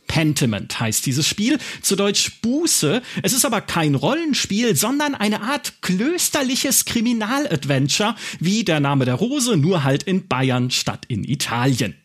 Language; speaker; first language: German; native; German